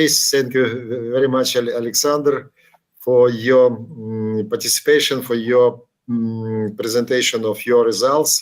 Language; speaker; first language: English; non-native, learner; Ukrainian